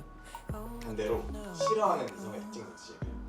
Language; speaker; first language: Korean; native; Korean